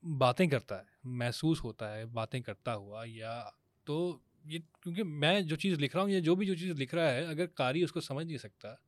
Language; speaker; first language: Urdu; native; Urdu